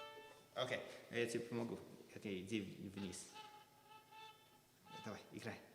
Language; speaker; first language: Russian; early bilingual, heritage; Russian